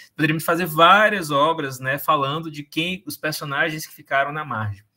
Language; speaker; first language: Portuguese; native; Portuguese